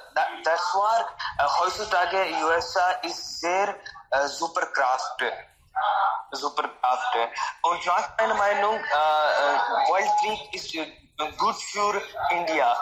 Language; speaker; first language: German; non-native, learner; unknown